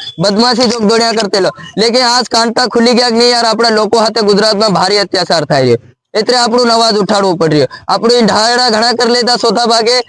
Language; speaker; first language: Gujarati; non-native, local second language; Bhili